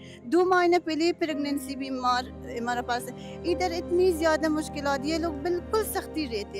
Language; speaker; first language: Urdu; non-native, learner; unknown